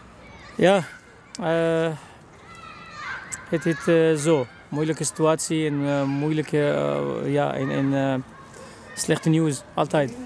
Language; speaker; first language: Dutch; non-native, learner; Arabic